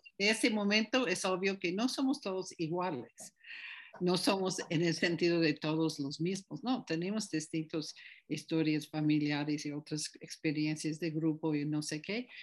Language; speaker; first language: Spanish; non-native, fluent; English